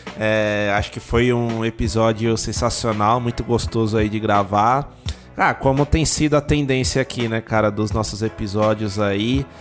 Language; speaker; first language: Portuguese; native; Portuguese